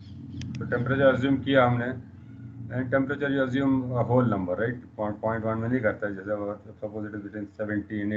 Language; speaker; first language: English; non-native, local second language; Hindi